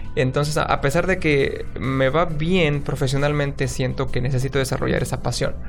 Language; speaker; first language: Spanish; native; Spanish